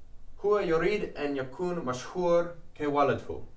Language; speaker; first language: Arabic; non-native, learner; English